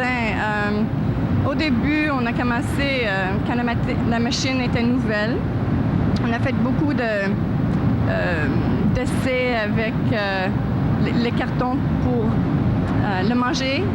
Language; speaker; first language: French; non-native, local second language; English